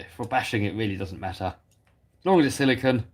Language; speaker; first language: English; native; English